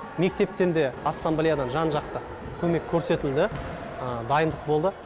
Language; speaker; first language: Kazakh; non-native, local second language; Russian